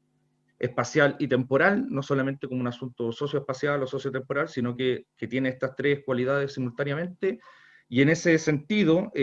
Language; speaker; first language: Spanish; native; Spanish